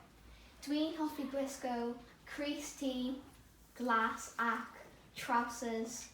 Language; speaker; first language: Welsh; non-native, learner; English